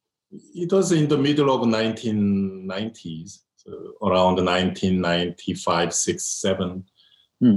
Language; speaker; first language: English; non-native, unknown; Korean